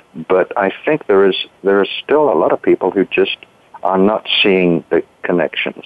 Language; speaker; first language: English; native; English